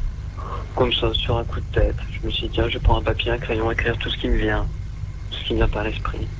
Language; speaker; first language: French; native; French